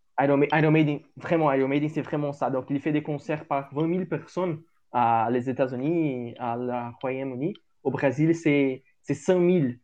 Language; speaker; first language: French; non-native, learner; Portuguese